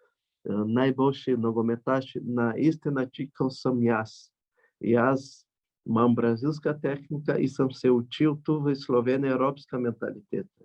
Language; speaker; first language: Slovenian; non-native, learner; Portuguese